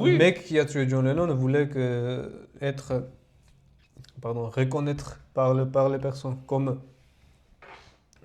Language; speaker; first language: French; non-native, fluent; Georgian